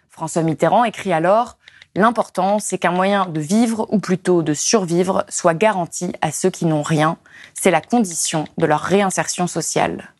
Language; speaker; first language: French; native; French